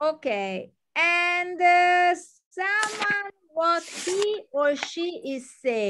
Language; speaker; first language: English; non-native, fluent; Italian